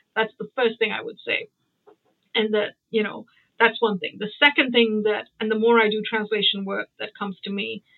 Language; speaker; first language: English; non-native, local second language; Gujarati